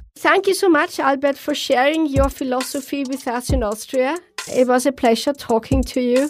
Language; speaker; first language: English; non-native, fluent; German